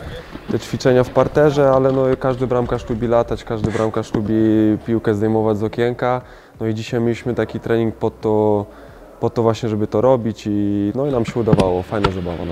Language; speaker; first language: Polish; native; Polish